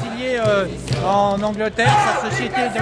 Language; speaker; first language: French; native; French